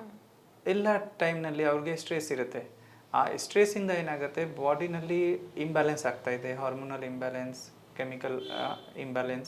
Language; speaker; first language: Kannada; non-native, local second language; Hindi